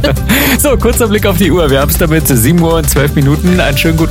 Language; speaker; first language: German; native; German